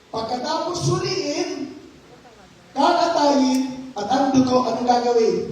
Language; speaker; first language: Filipino; non-native, local second language; Hiligaynon